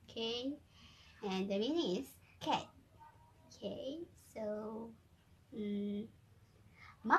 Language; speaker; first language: English; non-native, local second language; Malay